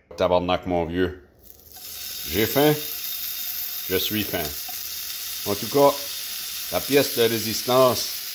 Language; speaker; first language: French; non-native, learner; English